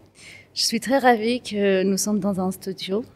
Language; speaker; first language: French; non-native, fluent; Kurdish